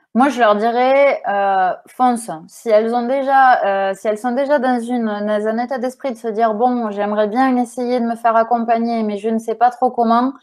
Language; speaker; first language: French; native; French